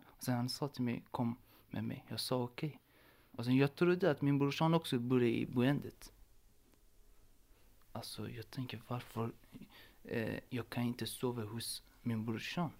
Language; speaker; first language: Swedish; non-native, learner; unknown